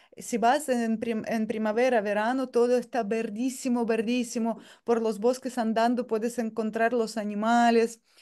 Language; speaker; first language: Spanish; non-native, fluent; Russian